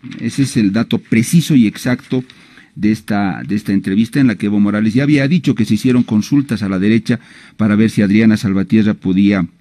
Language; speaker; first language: Spanish; native; Spanish